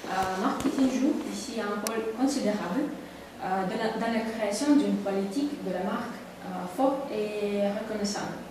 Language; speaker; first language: French; non-native, learner; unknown